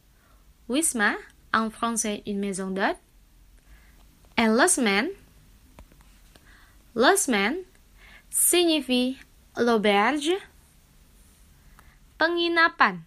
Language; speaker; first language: French; non-native, fluent; Indonesian